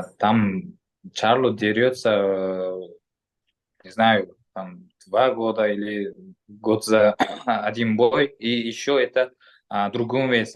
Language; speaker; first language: Russian; non-native, local second language; Uzbek